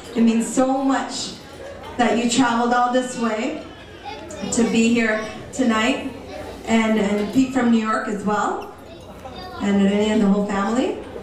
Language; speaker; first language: English; early bilingual, other home language; Greek